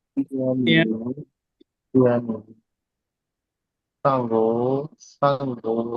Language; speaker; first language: Chinese; non-native, learner; Bangla